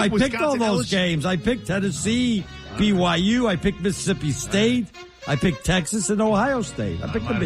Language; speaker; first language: English; native; English